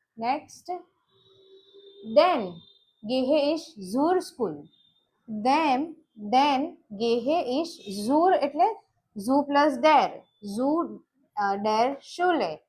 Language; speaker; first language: German; non-native, learner; Gujarati